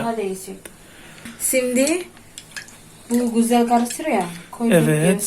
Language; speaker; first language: Turkish; non-native, learner; Indonesian